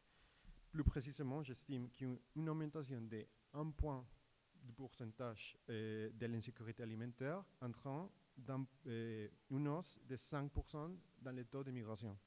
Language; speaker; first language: French; non-native, fluent; Spanish